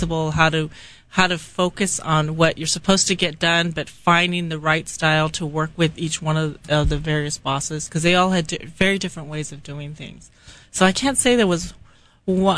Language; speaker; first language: English; native; English